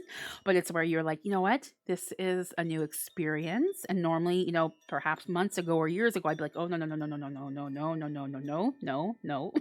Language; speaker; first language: English; native; English